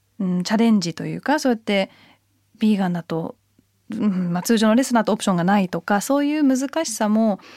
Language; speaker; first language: Japanese; early bilingual, heritage; Japanese